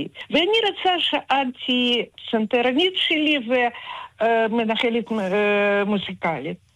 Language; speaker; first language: Hebrew; non-native, fluent; Russian